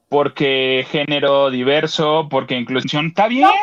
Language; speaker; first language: Spanish; native; Spanish